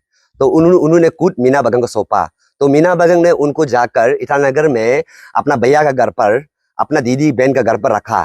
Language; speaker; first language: Hindi; non-native, local second language; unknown